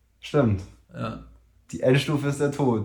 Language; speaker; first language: German; native; German